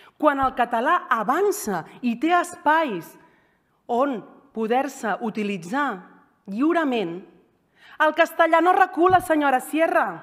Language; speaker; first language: Catalan; native; Catalan